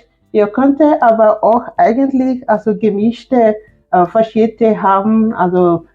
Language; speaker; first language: German; non-native, fluent; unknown